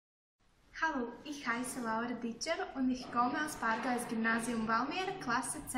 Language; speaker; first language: German; non-native, learner; Latvian